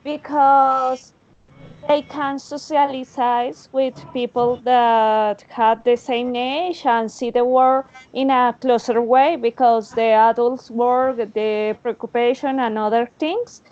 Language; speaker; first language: English; non-native, learner; Spanish